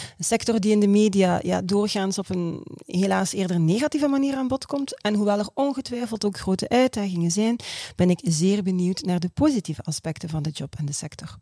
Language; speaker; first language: Dutch; native; Dutch